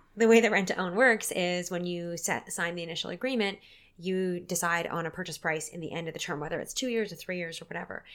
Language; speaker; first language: English; native; English